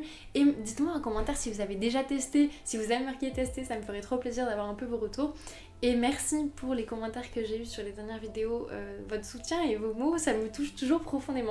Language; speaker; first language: French; native; French